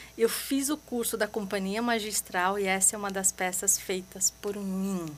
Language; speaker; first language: Portuguese; early bilingual, other home language; Arabic